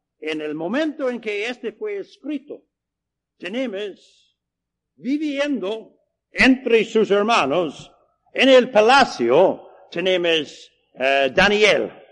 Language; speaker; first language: Spanish; non-native, fluent; English